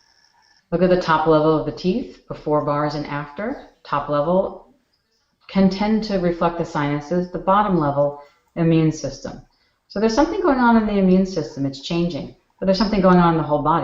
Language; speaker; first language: English; native; English